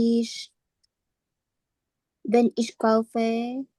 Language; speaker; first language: German; non-native, learner; Filipino